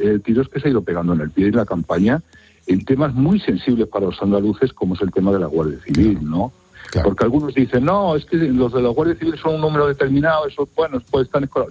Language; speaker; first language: Spanish; native; Spanish